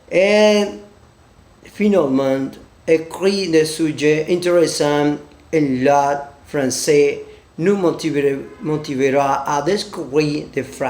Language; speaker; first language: French; non-native, learner; Spanish